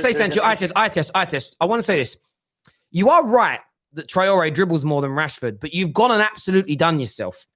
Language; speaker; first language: English; native; English